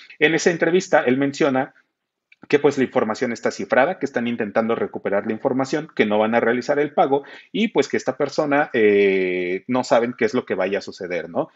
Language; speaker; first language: Spanish; native; Spanish